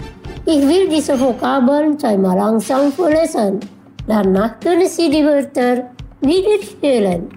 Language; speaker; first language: German; non-native, fluent; Indonesian